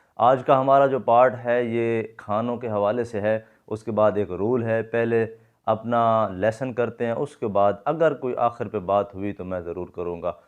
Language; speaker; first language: Urdu; non-native, local second language; Saraiki